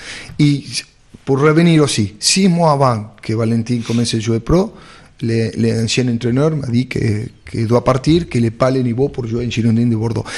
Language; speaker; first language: French; non-native, fluent; Spanish